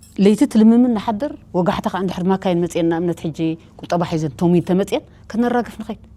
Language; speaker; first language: Tigrinya; native; Tigrinya